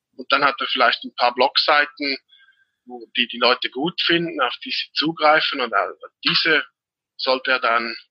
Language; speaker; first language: German; native; German